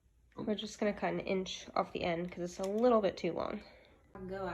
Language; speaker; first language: English; native; English